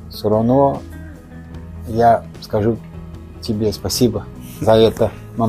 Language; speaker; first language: Russian; non-native, learner; Portuguese